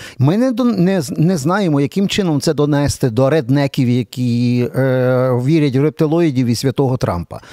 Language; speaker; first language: Ukrainian; native; Ukrainian